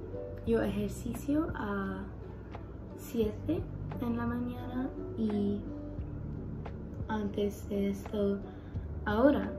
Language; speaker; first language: Spanish; non-native, learner; English